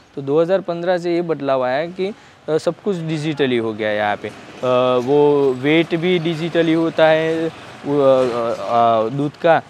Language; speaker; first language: Hindi; non-native, local second language; Gujarati